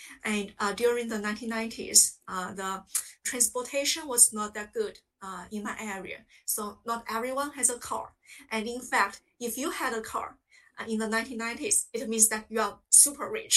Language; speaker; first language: English; non-native, fluent; Chinese